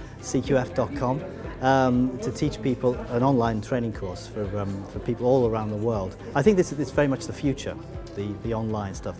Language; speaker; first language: English; native; English